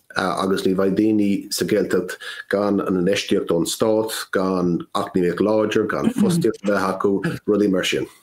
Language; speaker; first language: Irish; non-native, local second language; English